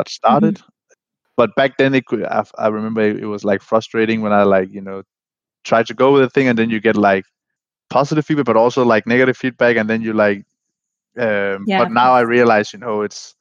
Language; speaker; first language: English; non-native, fluent; Danish